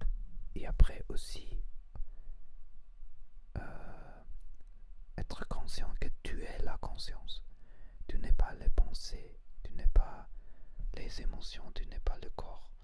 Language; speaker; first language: French; non-native, learner; Spanish